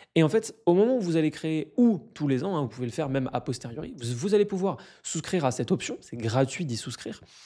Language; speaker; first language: French; native; French